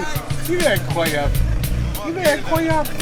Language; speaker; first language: French; non-native, learner; English